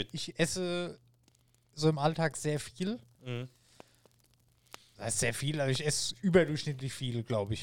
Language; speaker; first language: German; native; German